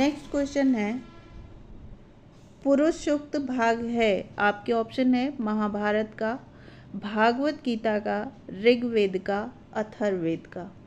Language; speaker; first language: Hindi; native; Hindi